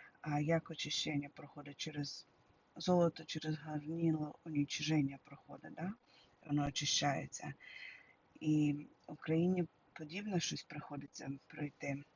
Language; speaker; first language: Ukrainian; early bilingual, heritage; Ukrainian